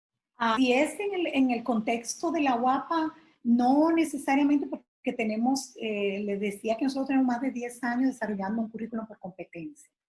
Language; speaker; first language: Spanish; native; Spanish